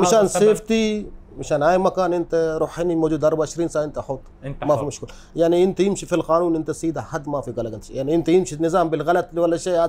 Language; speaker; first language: Arabic; non-native, learner; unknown